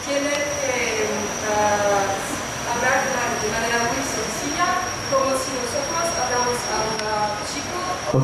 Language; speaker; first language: Spanish; non-native, learner; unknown